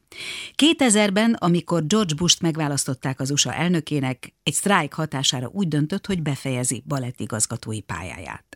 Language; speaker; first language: Hungarian; native; Hungarian